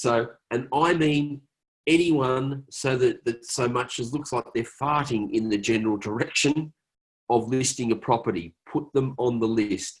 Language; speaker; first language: English; native; English